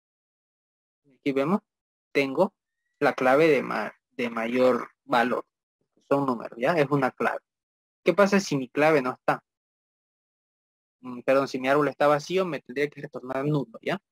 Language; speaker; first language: Spanish; native; Spanish